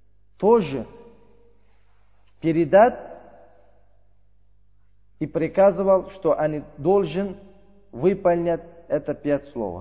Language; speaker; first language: Russian; non-native, learner; Uzbek